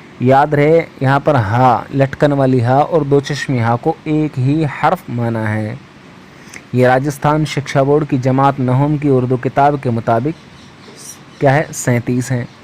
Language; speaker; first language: Urdu; native; Urdu